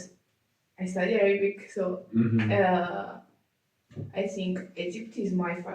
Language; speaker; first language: English; non-native, learner; Italian